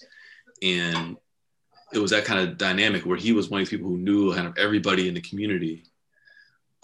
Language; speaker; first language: English; native; English